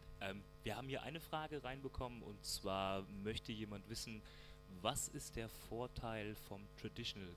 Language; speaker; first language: German; native; German